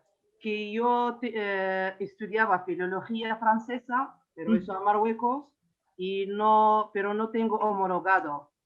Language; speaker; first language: Spanish; non-native, learner; Arabic